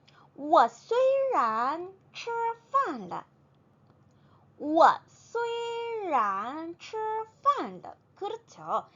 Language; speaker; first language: Chinese; non-native, fluent; Korean